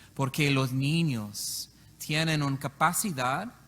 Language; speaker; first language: Spanish; non-native, learner; English